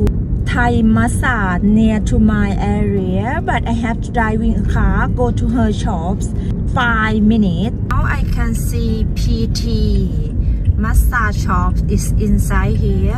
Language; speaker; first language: English; non-native, learner; Thai